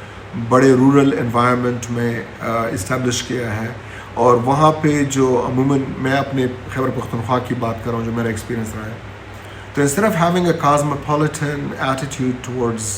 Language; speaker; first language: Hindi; non-native, local second language; Pashto